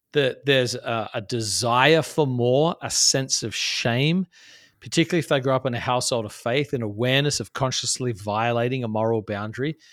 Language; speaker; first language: English; native; English